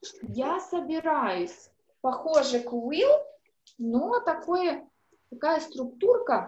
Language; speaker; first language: Russian; native; Russian